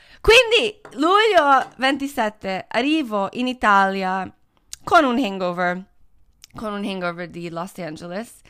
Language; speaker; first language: Italian; non-native, fluent; English